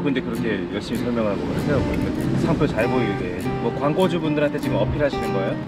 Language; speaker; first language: Korean; native; Korean